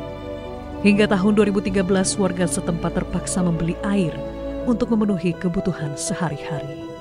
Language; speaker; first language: Indonesian; native; Indonesian